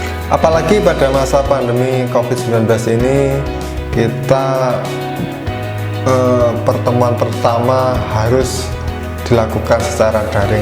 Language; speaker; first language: Indonesian; native; Indonesian